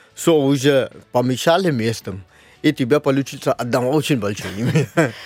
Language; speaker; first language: Russian; non-native, learner; Marathi